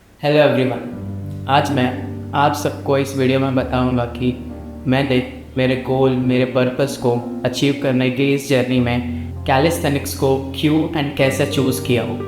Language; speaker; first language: Hindi; native; Hindi